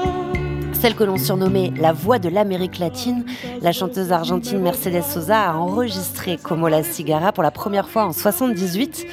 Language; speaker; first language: French; native; French